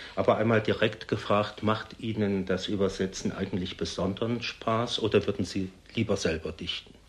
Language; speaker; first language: German; native; German